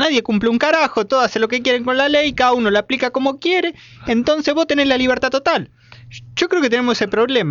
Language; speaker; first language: Spanish; native; Spanish